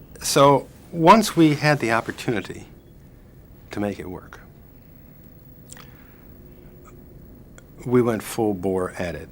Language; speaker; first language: English; native; English